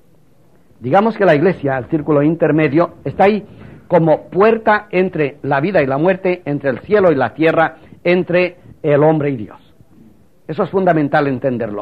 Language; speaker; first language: Spanish; native; Spanish